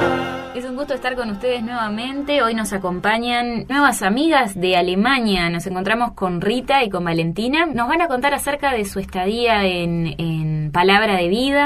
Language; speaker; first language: Spanish; native; Spanish